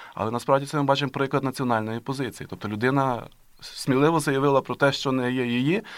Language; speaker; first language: Ukrainian; native; Ukrainian